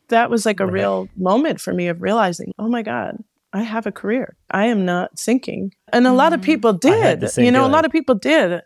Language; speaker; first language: English; native; English